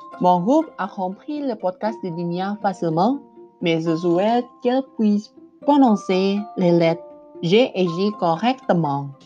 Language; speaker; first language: French; non-native, learner; Indonesian